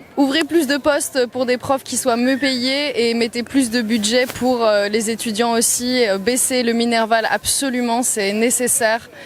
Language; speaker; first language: French; native; French